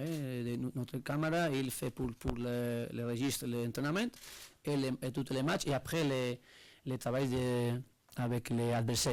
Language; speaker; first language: French; non-native, learner; Spanish